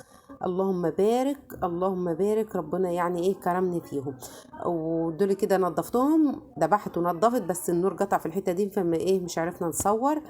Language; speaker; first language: Arabic; native; Arabic